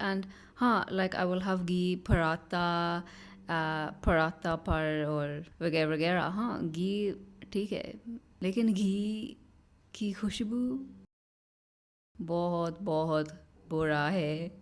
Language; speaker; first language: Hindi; non-native, learner; English